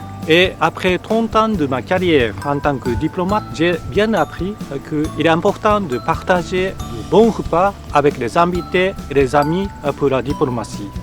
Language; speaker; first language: French; non-native, fluent; Japanese